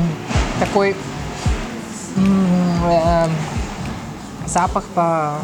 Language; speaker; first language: Russian; non-native, learner; Portuguese